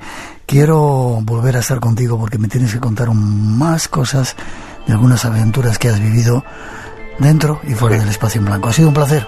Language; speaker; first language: Spanish; native; Spanish